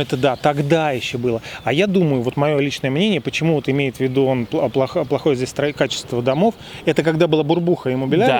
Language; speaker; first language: Russian; native; Russian